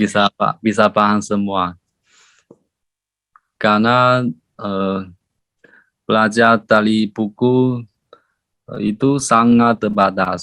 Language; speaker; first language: Indonesian; non-native, learner; Chinese